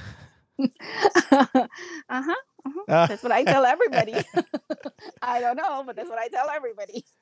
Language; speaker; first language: English; non-native, local second language; Filipino